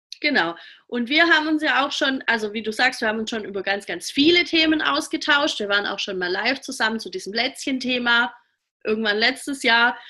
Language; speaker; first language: German; native; German